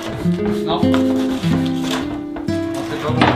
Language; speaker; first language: French; native; French